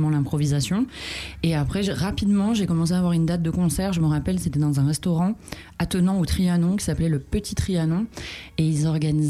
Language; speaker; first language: French; native; French